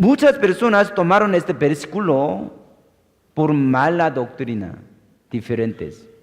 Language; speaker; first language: Spanish; non-native, fluent; Korean